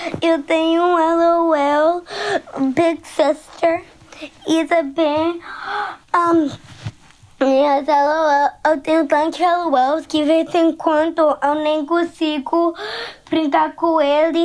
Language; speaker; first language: Portuguese; early bilingual, heritage; Portuguese